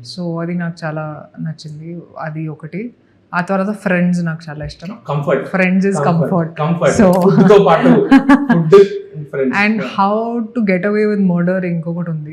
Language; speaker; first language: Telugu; non-native, fluent; Hindi